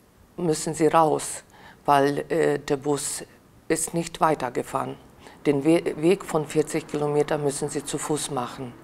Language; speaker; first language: German; non-native, fluent; Ukrainian